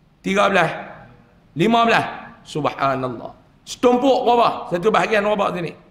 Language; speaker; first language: Malay; native; Malay